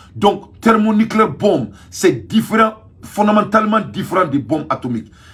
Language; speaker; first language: French; non-native, local second language; Bambara